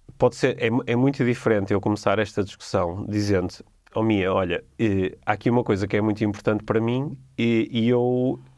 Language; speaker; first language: Portuguese; native; Portuguese